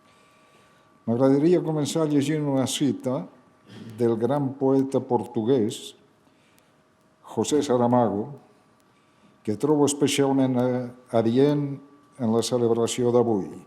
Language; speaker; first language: Catalan; early bilingual, heritage; Catalan